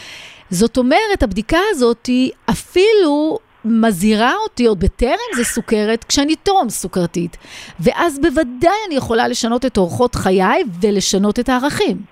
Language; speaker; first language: Hebrew; native; Hebrew